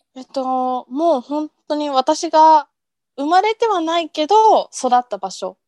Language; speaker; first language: Japanese; early bilingual, heritage; Japanese